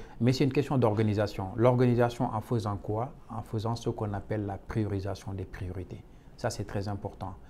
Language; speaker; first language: French; non-native, local second language; Wolof